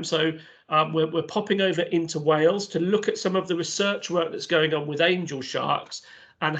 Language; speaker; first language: English; native; English